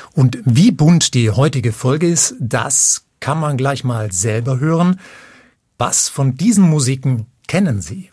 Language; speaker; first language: German; native; German